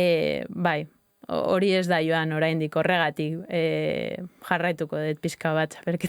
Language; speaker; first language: Basque; native; Basque